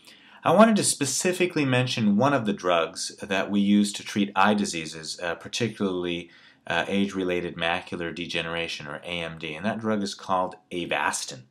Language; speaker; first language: English; native; English